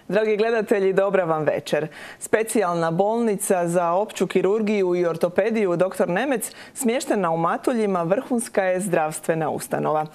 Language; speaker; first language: Croatian; native; Croatian